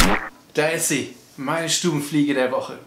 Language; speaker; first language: German; native; German